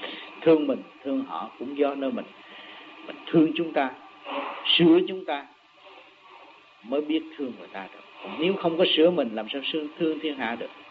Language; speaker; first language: Vietnamese; native; Vietnamese